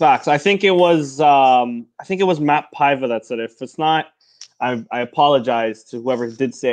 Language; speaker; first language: English; early bilingual, other home language; Portuguese